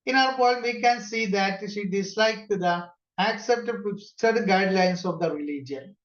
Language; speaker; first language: English; non-native, local second language; Malayalam